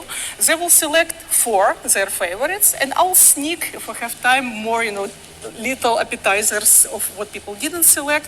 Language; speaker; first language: English; non-native, fluent; Russian